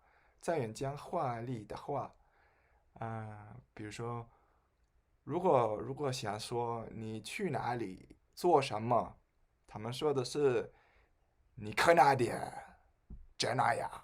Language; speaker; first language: Chinese; non-native, fluent; Spanish